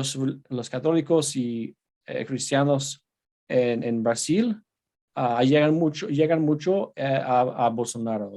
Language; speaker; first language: Spanish; non-native, fluent; English